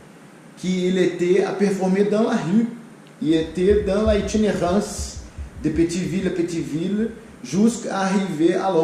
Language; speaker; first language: French; non-native, learner; Portuguese